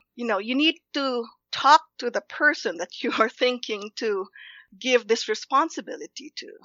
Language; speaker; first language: English; non-native, local second language; Filipino